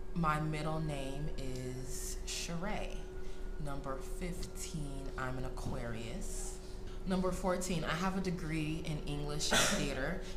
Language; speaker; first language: English; native; English